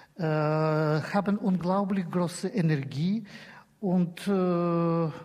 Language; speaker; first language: German; non-native, fluent; Russian